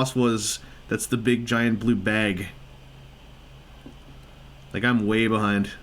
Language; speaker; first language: English; native; English